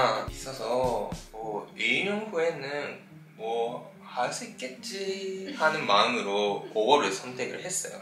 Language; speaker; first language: Korean; non-native, fluent; Japanese